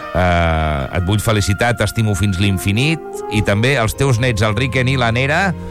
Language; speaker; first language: Catalan; native; Catalan